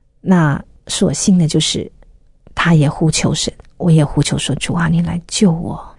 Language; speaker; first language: Chinese; native; Chinese